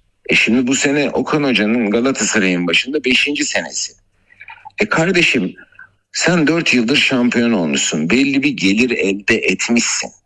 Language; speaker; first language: Turkish; native; Turkish